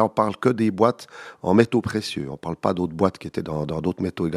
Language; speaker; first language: French; native; French